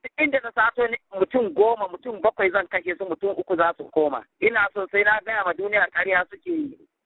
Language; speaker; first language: Hausa; non-native, local second language; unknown